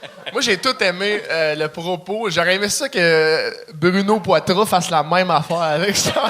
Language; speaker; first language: French; native; French